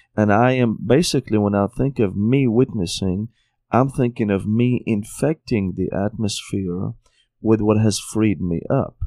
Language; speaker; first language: English; non-native, fluent; Arabic